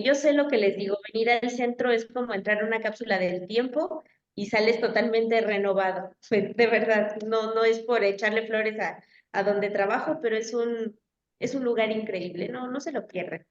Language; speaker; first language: Spanish; native; Spanish